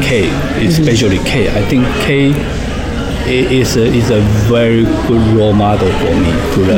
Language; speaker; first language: English; non-native, fluent; Chinese